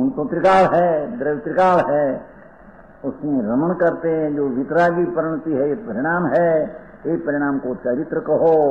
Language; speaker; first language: Hindi; non-native, local second language; Gujarati